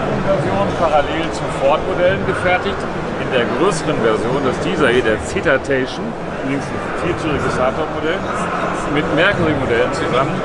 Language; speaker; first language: German; native; German